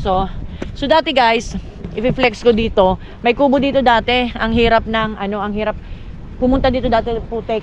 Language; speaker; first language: Filipino; native; Filipino